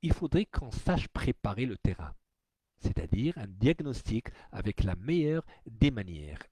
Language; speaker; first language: French; non-native, local second language; Arabic